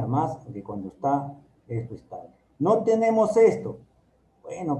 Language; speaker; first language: Spanish; native; Spanish